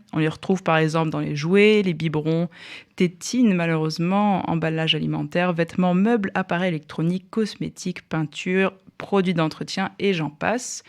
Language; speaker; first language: French; native; French